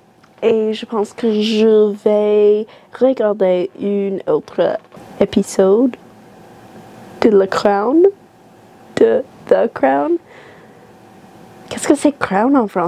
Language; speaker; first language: French; non-native, learner; English